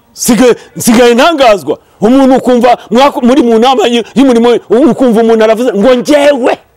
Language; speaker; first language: Kinyarwanda; early bilingual, heritage; Kinyarwanda